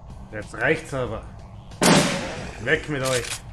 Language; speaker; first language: German; native; German